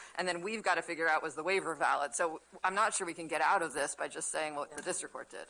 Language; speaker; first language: English; native; English